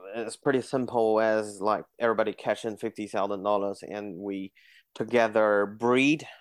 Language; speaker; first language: English; non-native, fluent; Chinese